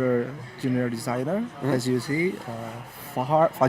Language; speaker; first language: English; non-native, learner; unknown